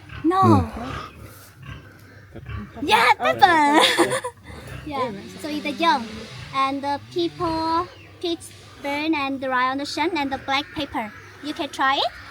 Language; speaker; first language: English; non-native, learner; Vietnamese